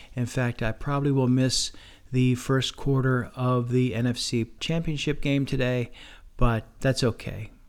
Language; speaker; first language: English; native; English